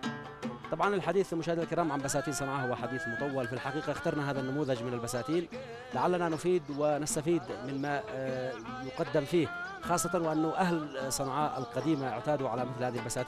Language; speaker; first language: Arabic; native; Arabic